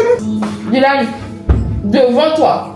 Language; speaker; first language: French; native; French